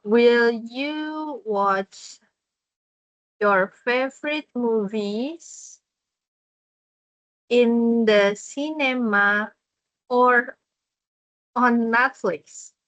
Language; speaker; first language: English; non-native, fluent; Indonesian